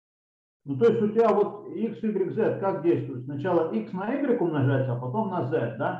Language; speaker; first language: Russian; native; Russian